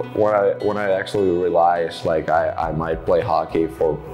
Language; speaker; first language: English; non-native, fluent; Finnish